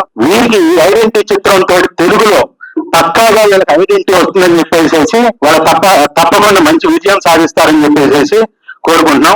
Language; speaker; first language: Telugu; native; Telugu